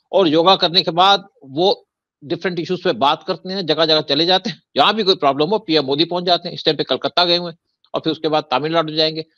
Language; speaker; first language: Hindi; native; Hindi